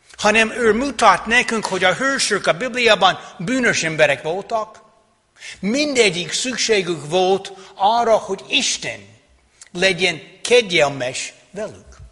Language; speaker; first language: Hungarian; non-native, fluent; English